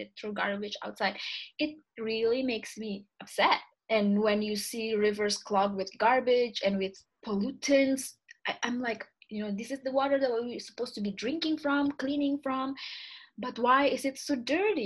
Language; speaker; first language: English; non-native, fluent; Indonesian